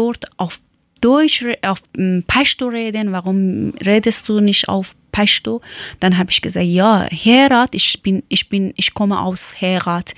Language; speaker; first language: German; non-native, learner; Persian